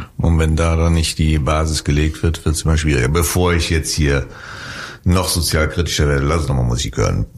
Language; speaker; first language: German; native; German